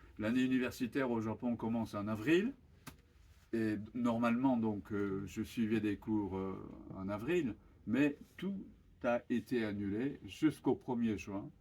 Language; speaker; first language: French; non-native, fluent; Japanese